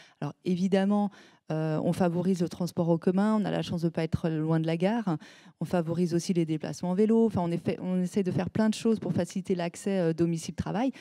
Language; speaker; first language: French; native; French